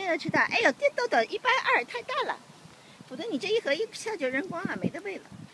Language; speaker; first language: Chinese; native; Chinese